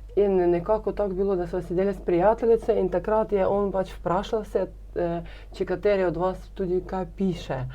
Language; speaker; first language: Slovenian; non-native, fluent; Ukrainian